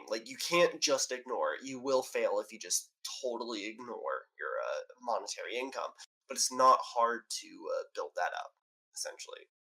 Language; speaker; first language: English; native; English